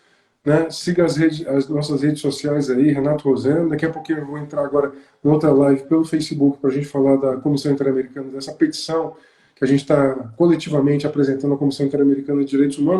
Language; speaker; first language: Portuguese; native; Portuguese